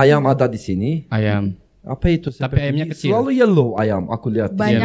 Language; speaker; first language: Indonesian; non-native, learner; Turkish